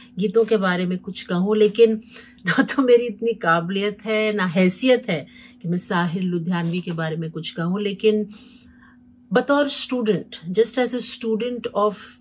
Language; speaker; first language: Hindi; native; Hindi